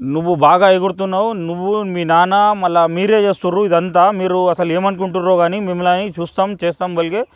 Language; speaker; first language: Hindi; non-native, local second language; Urdu